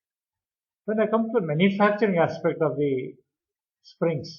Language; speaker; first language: English; non-native, local second language; Kannada